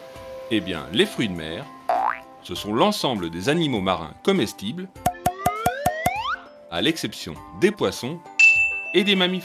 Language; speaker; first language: French; native; French